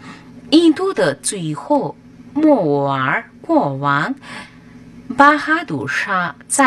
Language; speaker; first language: Chinese; non-native, fluent; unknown